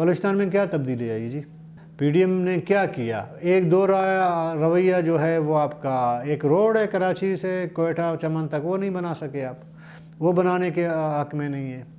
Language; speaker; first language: Urdu; non-native, local second language; Baluchi